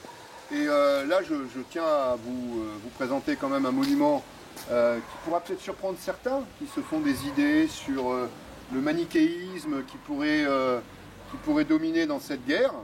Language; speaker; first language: French; native; French